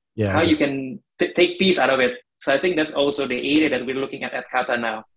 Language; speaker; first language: English; non-native, fluent; Indonesian